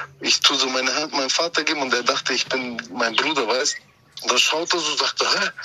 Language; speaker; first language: German; early bilingual, other home language; Turkish